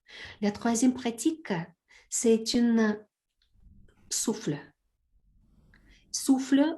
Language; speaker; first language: French; non-native, learner; Russian